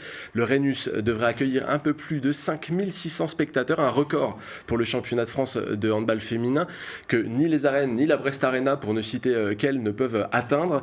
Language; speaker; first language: French; native; French